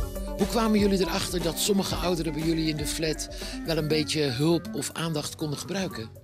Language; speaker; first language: Dutch; native; Dutch